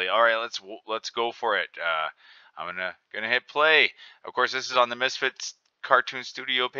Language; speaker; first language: English; native; English